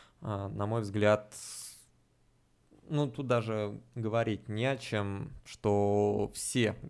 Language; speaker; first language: Russian; native; Russian